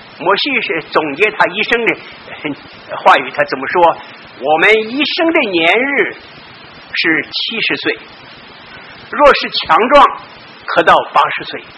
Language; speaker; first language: Chinese; native; Chinese